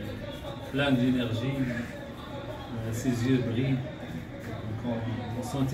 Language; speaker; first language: French; non-native, local second language; Arabic